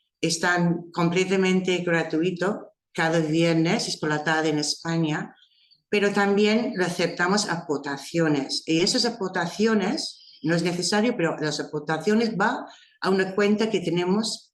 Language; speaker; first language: Spanish; non-native, fluent; English